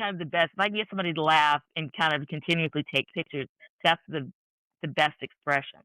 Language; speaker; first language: English; native; English